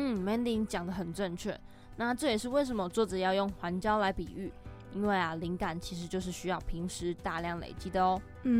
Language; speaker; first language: Chinese; native; Chinese